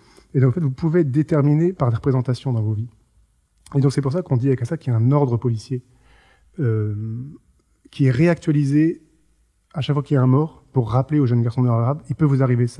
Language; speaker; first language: French; native; French